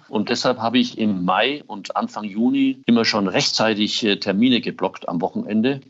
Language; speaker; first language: German; native; German